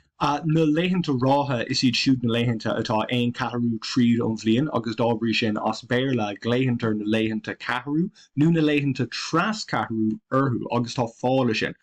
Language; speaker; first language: Irish; non-native, local second language; English